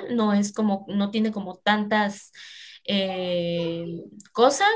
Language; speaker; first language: Spanish; native; Spanish